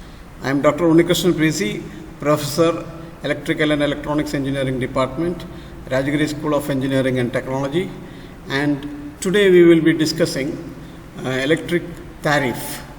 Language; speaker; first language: English; non-native, local second language; Malayalam